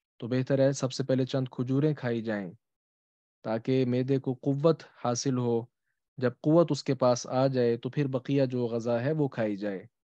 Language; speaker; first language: Urdu; native; Urdu